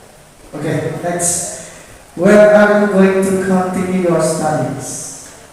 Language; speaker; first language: English; non-native, learner; Indonesian